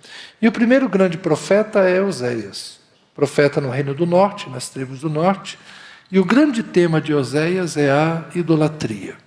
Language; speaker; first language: Portuguese; native; Portuguese